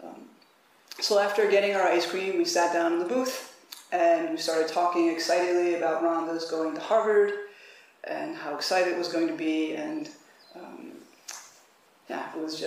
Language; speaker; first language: English; native; English